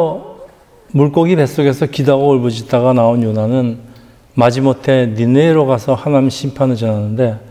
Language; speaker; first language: Korean; native; Korean